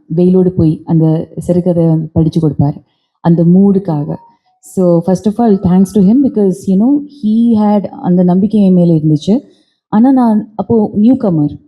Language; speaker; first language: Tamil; non-native, learner; Malayalam